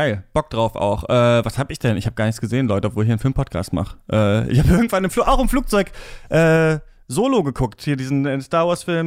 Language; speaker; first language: German; native; German